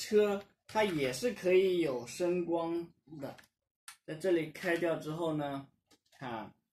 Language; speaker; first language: Chinese; native; Chinese